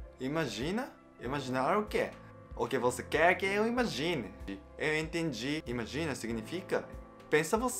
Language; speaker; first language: Portuguese; non-native, learner; Japanese